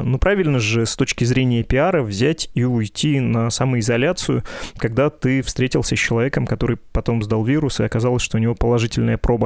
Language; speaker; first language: Russian; native; Russian